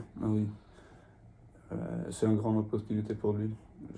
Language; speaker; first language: French; non-native, learner; Swedish